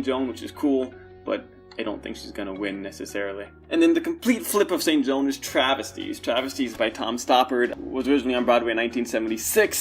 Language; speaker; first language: English; native; English